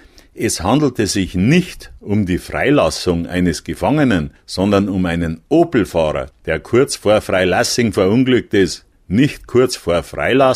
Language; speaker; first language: German; native; German